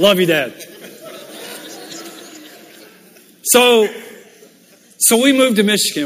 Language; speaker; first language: English; native; English